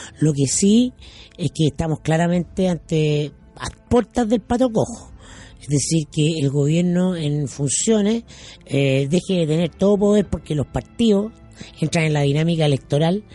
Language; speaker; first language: Spanish; native; Spanish